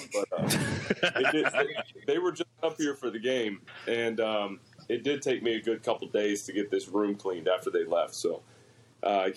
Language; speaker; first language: English; native; English